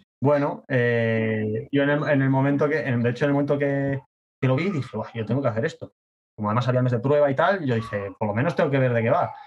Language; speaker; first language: Spanish; native; Spanish